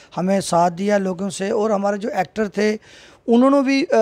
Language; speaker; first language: Hindi; native; Hindi